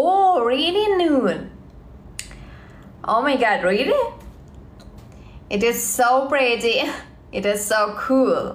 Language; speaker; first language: English; non-native, learner; Russian